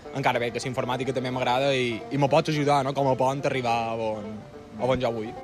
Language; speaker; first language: Catalan; native; Catalan